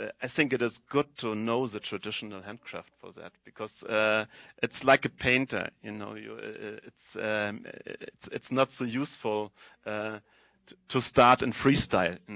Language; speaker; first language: English; non-native, fluent; German